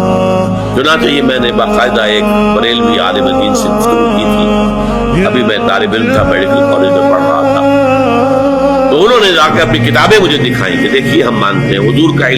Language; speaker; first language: Urdu; native; Urdu